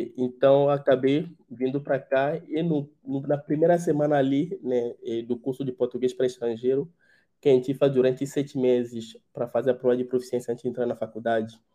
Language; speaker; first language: Portuguese; non-native, fluent; Ewe